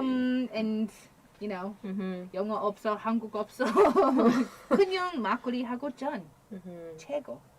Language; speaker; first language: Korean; non-native, learner; English